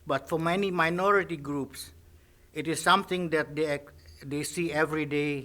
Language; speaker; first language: English; non-native, fluent; Indonesian